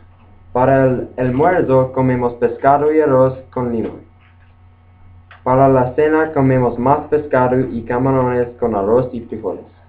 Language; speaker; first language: Spanish; non-native, learner; English